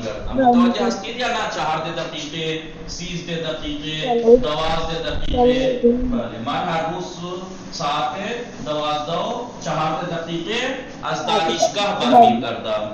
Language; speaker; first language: Persian; non-native, fluent; Urdu